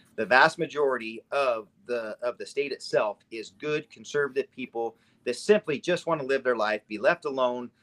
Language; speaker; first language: English; native; English